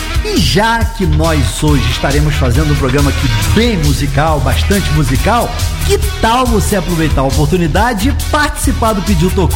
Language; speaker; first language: Portuguese; native; Portuguese